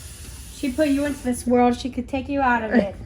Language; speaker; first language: English; native; English